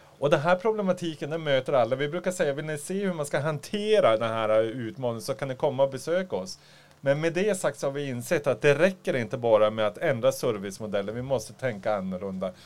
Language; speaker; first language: Swedish; native; Swedish